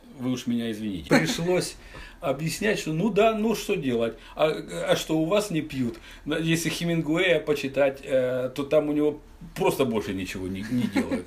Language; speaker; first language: Russian; native; Russian